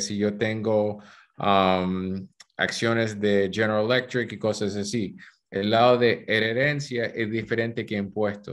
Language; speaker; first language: Spanish; early bilingual, heritage; Spanish